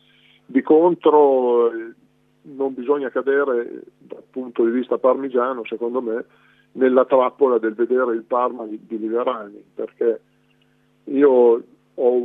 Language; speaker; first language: Italian; native; Italian